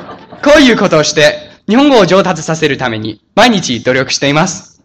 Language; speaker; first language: Japanese; non-native, fluent; English